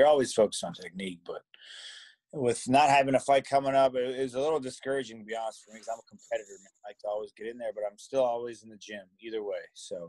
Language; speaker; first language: English; native; English